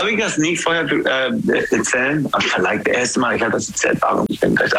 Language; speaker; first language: German; non-native, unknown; English